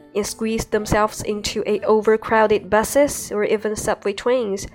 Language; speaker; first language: English; non-native, fluent; Chinese